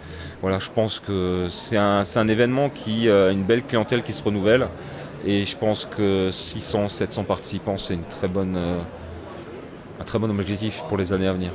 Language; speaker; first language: French; native; French